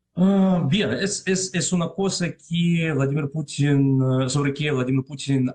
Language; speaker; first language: Spanish; non-native, fluent; Russian